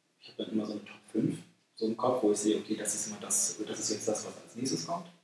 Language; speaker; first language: German; native; German